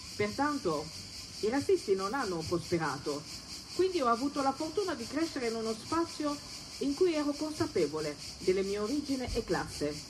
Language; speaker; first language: Italian; non-native, fluent; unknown